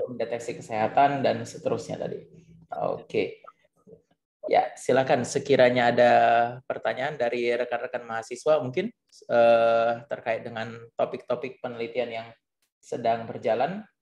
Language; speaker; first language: Indonesian; native; Indonesian